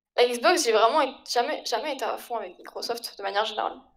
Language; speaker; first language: French; native; French